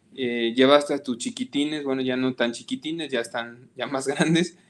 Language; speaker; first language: Spanish; native; Spanish